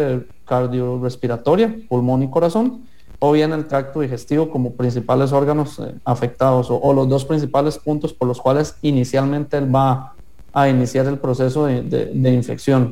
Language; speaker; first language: Spanish; native; Spanish